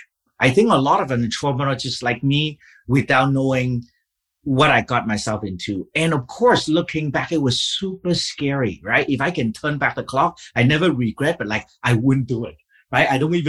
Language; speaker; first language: English; non-native, fluent; Vietnamese